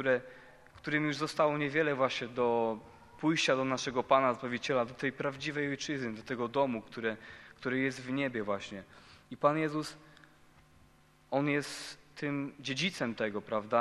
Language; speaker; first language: Polish; native; Polish